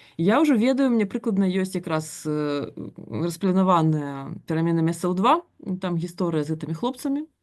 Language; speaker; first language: Belarusian; non-native, local second language; Russian